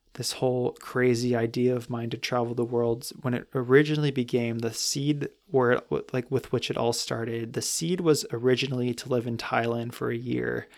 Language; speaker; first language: English; native; English